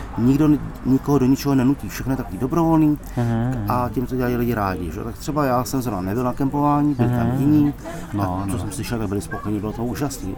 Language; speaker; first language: Czech; native; Czech